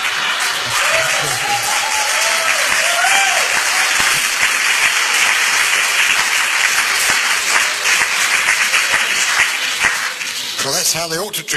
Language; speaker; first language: English; native; English